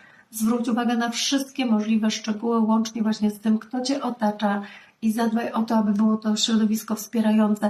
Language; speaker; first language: Polish; native; Polish